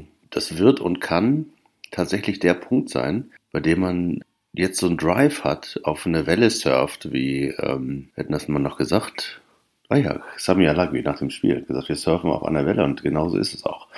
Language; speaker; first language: German; native; German